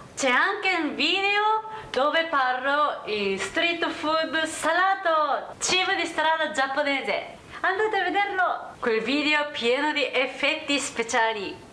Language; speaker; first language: Italian; non-native, learner; Japanese